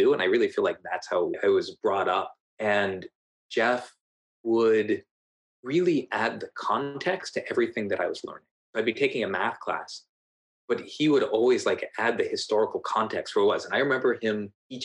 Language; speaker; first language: English; native; English